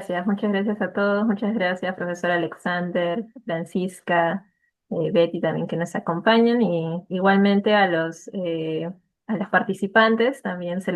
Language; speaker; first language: Spanish; native; Spanish